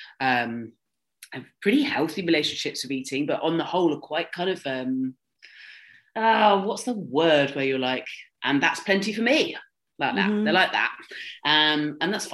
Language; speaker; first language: English; native; English